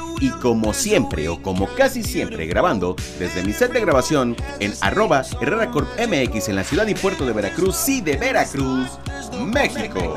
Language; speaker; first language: Spanish; native; Spanish